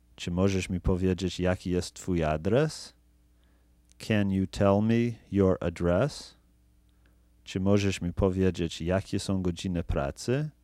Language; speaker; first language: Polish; non-native, fluent; English